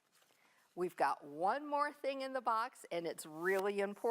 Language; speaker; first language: English; native; English